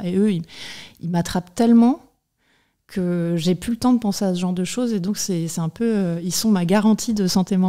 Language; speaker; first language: French; native; French